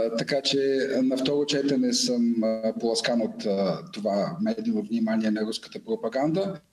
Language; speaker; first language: Bulgarian; native; Bulgarian